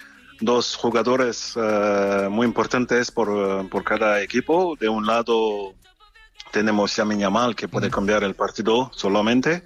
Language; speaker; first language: Spanish; non-native, fluent; French